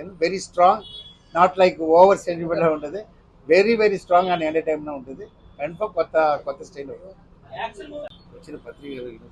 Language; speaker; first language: Telugu; non-native, fluent; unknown